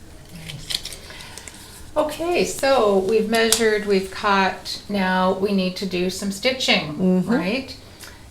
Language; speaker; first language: English; native; English